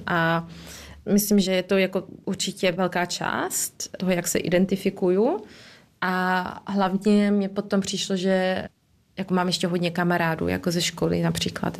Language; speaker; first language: Czech; early bilingual, heritage; Czech